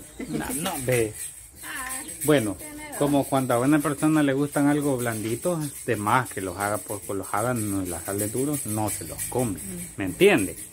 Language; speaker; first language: Spanish; native; Spanish